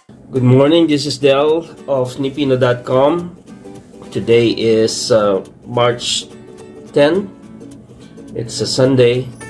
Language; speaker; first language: English; non-native, local second language; Filipino